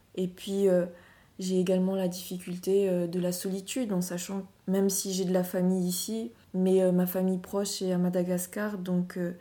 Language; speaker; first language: French; non-native, local second language; Malagasy